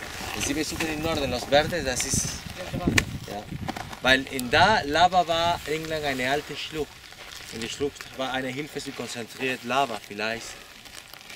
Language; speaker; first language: German; non-native, learner; Spanish